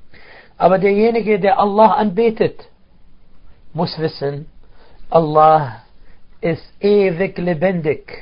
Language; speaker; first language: German; non-native, fluent; Arabic